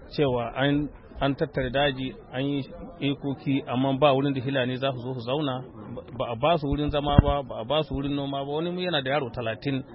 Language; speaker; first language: Hausa; non-native, local second language; Fula